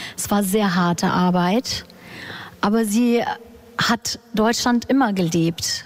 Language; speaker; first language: German; early bilingual, other home language; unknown